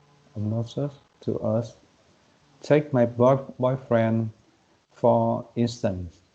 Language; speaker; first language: English; non-native, learner; Vietnamese